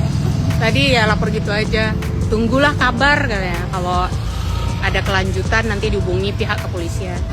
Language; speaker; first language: Indonesian; native; Indonesian